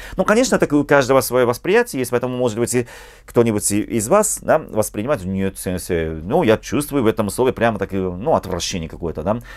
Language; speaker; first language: Russian; non-native, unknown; Japanese